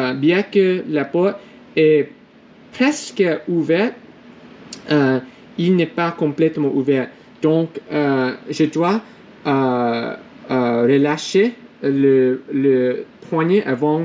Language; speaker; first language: French; non-native, learner; English